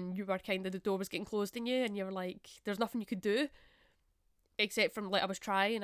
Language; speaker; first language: English; native; English